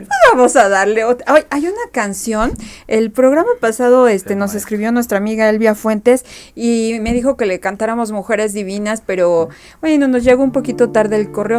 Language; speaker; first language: Spanish; native; Spanish